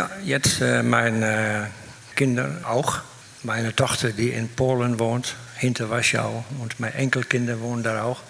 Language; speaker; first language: German; non-native, fluent; Dutch